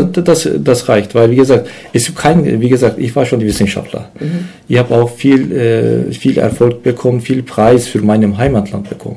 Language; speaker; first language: German; non-native, learner; Turkish